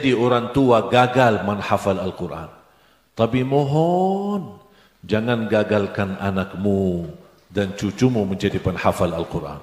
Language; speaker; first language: Indonesian; non-native, fluent; Arabic